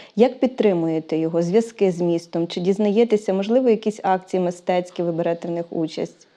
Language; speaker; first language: Ukrainian; native; Ukrainian